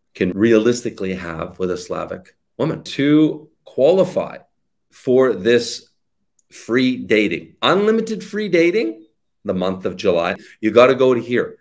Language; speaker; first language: English; native; English